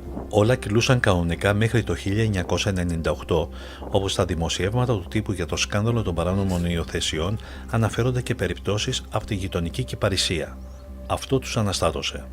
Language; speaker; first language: Greek; native; Greek